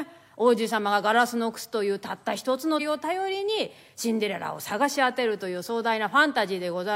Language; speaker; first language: Japanese; native; Japanese